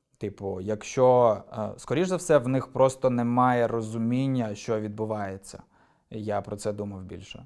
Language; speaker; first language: Ukrainian; non-native, local second language; Russian